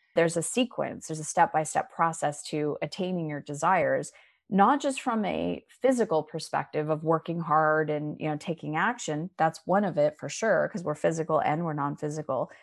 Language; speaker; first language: English; native; English